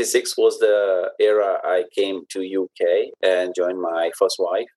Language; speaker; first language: English; non-native, local second language; Urdu